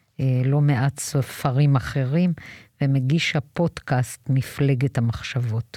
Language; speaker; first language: Hebrew; native; Hebrew